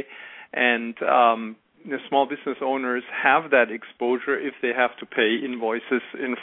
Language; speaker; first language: English; non-native, fluent; German